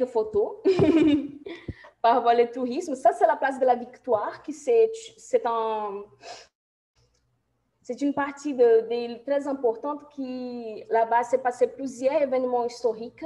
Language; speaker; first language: French; non-native, fluent; Portuguese